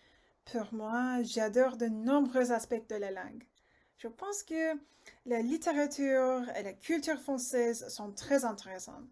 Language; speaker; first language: French; non-native, learner; Turkish